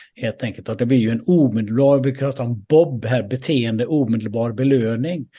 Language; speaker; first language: Swedish; native; Swedish